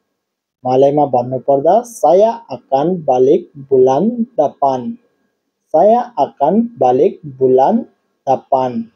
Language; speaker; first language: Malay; non-native, learner; Nepali